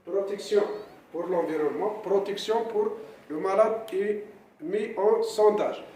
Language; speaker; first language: French; non-native, local second language; Arabic